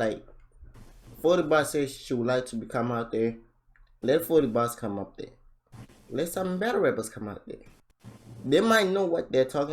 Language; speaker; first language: English; native; English